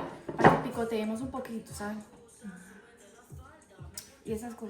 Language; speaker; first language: Spanish; early bilingual, other home language; Portuguese